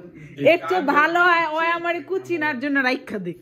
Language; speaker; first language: Italian; non-native, learner; Bangla